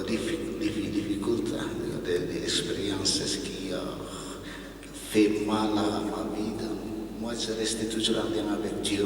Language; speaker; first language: French; non-native, learner; Indonesian